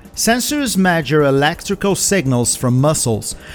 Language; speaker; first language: English; non-native, fluent; Portuguese